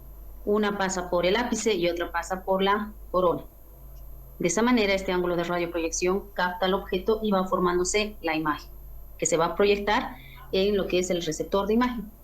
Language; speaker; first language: Spanish; native; Spanish